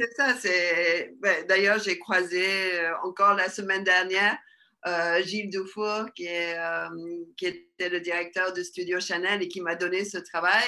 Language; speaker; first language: French; early bilingual, other home language; Spanish